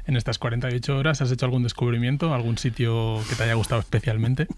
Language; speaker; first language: Spanish; native; Spanish